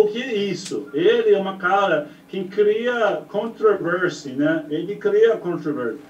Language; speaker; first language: Portuguese; non-native, learner; English